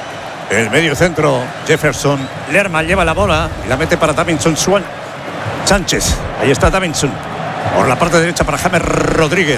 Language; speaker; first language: Spanish; native; Spanish